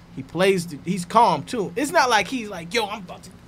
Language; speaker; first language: English; native; English